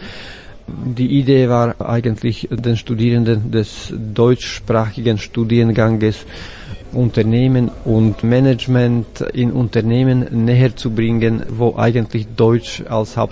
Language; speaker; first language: German; non-native, fluent; Slovak